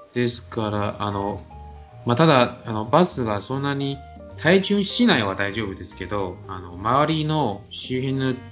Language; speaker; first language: Japanese; non-native, fluent; Chinese